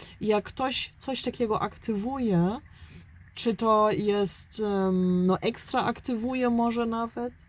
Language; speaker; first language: Polish; early bilingual, heritage; German